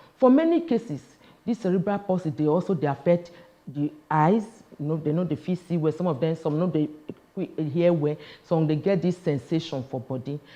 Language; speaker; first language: Nigerian Pidgin; non-native, local second language; Yoruba